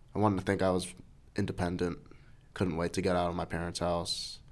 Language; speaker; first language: English; native; English